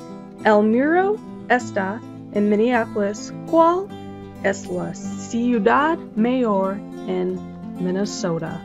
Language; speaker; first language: Spanish; non-native, learner; English